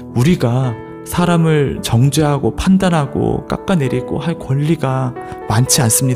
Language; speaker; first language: Korean; native; Korean